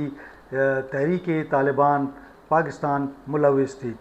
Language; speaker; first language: Urdu; native; Urdu